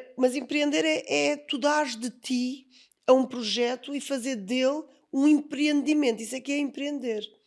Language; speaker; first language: Portuguese; native; Portuguese